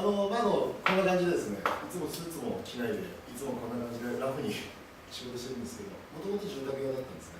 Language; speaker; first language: Japanese; native; Japanese